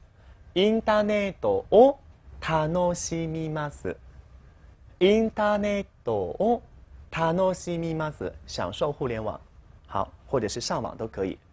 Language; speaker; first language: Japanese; non-native, fluent; Chinese